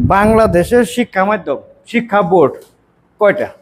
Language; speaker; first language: Bangla; non-native, local second language; Assamese